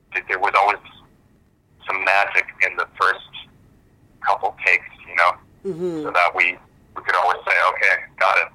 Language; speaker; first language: English; early bilingual, other home language; German